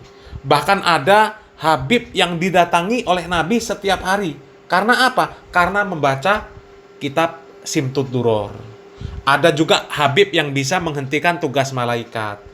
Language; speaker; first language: Indonesian; native; Indonesian